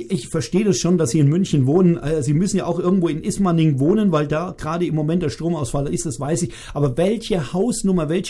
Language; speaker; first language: German; native; German